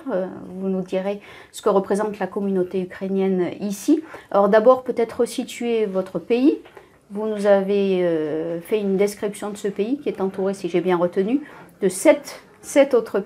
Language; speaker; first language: French; native; French